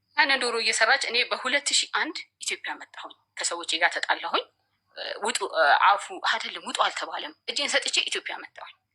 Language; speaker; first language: Amharic; native; Amharic